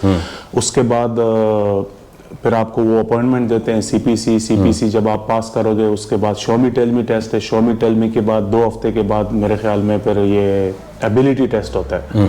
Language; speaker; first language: Hindi; non-native, local second language; Pashto